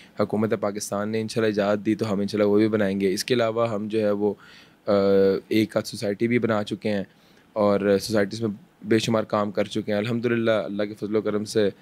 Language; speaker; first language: Urdu; early bilingual, heritage; Urdu